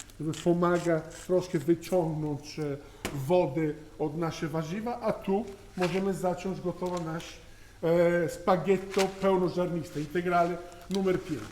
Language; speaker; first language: Polish; non-native, learner; Italian